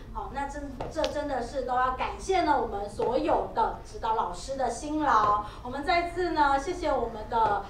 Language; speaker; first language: Chinese; native; Chinese